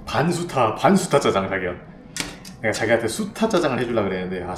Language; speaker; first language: Korean; native; Korean